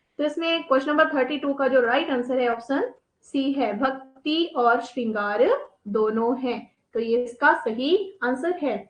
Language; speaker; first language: Hindi; native; Hindi